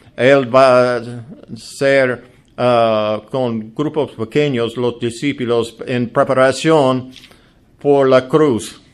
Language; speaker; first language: Spanish; non-native, learner; English